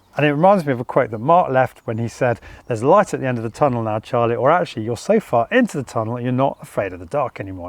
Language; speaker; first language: English; native; English